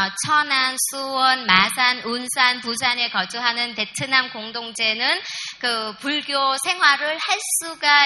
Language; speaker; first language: Korean; non-native, fluent; Vietnamese